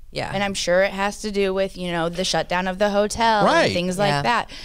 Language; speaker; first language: English; native; English